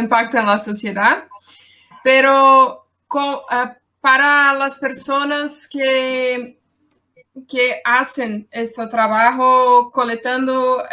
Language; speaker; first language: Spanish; non-native, learner; Portuguese